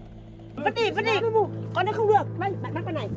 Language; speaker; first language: Vietnamese; native; Vietnamese